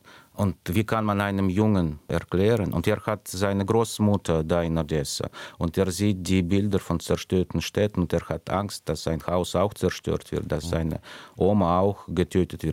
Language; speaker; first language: German; non-native, fluent; Russian